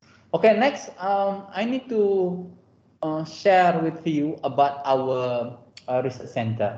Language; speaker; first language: English; non-native, fluent; Indonesian